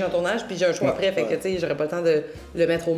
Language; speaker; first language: French; native; French